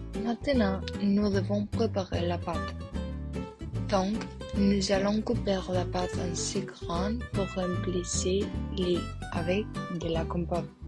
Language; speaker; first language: French; non-native, learner; English